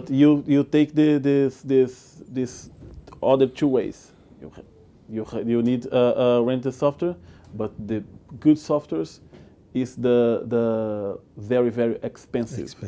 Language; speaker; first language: English; non-native, learner; Portuguese